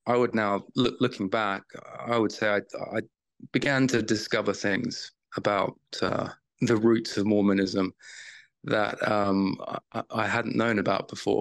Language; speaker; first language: English; native; English